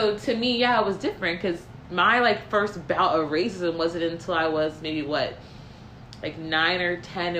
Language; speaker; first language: English; native; English